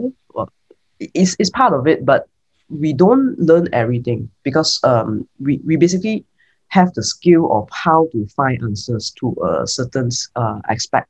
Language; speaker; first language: English; non-native, local second language; Cantonese